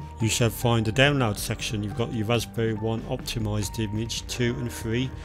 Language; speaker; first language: English; native; English